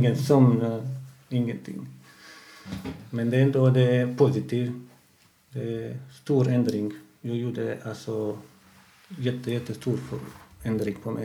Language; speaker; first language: Swedish; non-native, fluent; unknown